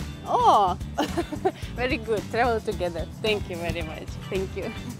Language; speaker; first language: English; non-native, learner; Russian